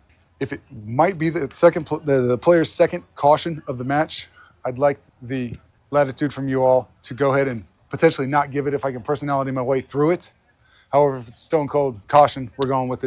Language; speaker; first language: English; native; English